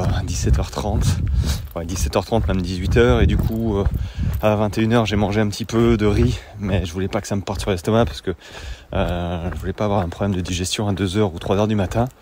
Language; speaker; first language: French; native; French